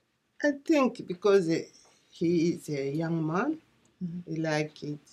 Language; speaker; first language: English; non-native, learner; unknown